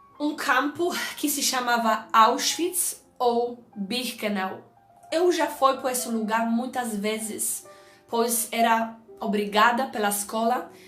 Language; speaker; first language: Portuguese; non-native, fluent; Polish